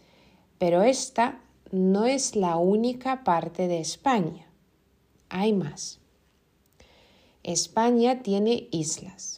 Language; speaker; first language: Spanish; non-native, fluent; Lithuanian